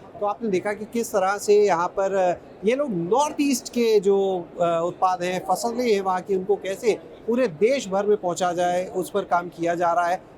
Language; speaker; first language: Hindi; native; Hindi